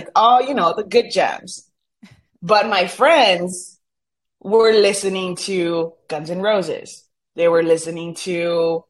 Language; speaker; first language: English; early bilingual, other home language; Spanish